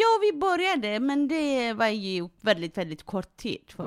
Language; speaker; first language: Swedish; non-native, fluent; Tigrinya